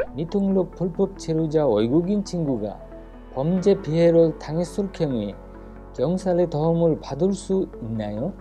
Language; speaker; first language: Korean; non-native, fluent; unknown